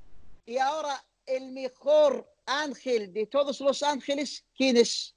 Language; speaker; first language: Spanish; non-native, learner; Arabic